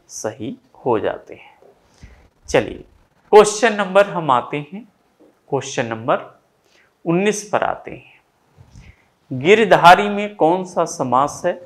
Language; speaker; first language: Hindi; native; Hindi